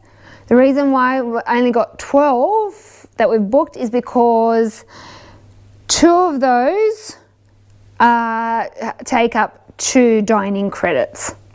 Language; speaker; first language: English; native; English